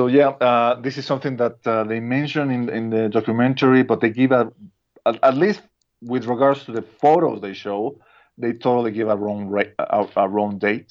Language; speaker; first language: English; non-native, fluent; Spanish